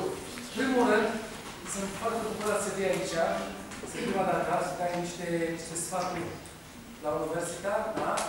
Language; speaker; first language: Romanian; non-native, learner; Hebrew